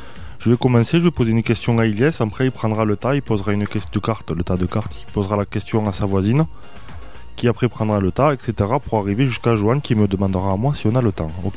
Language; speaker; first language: French; native; French